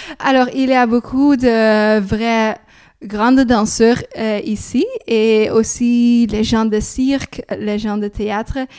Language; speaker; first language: French; non-native, learner; Dutch